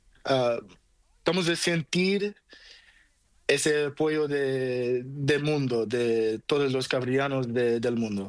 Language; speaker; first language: Spanish; non-native, learner; Portuguese